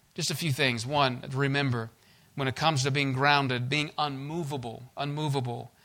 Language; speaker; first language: English; native; English